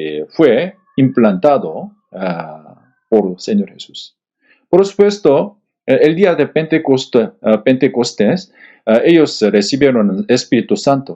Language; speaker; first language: Spanish; non-native, fluent; Korean